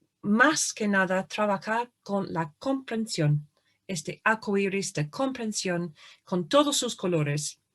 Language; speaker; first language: Spanish; non-native, fluent; English